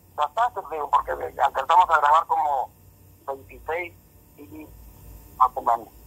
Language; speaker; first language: Spanish; native; Spanish